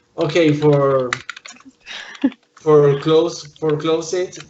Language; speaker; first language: English; non-native, learner; Spanish